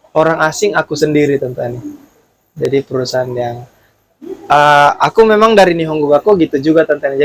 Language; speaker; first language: Indonesian; native; Indonesian